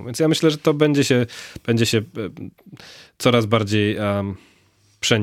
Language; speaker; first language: Polish; native; Polish